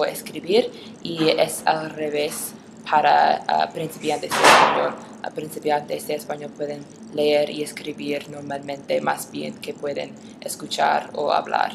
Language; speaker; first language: Spanish; non-native, learner; English